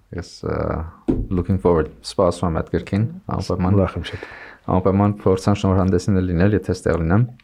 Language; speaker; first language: Armenian; native; Armenian